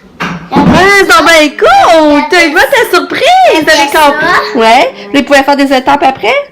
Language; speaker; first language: French; native; French